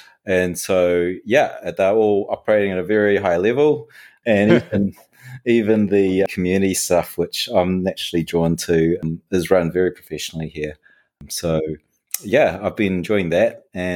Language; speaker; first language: English; native; English